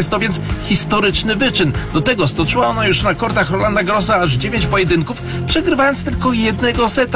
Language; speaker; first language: Polish; native; Polish